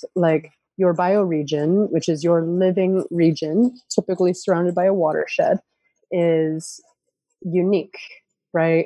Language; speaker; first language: English; native; English